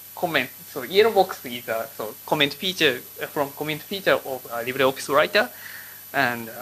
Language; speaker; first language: English; non-native, learner; Japanese